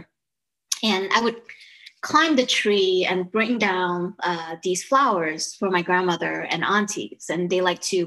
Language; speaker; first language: English; early bilingual, other home language; Lao